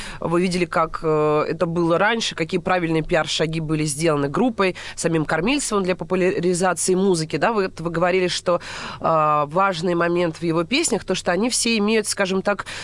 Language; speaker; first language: Russian; native; Russian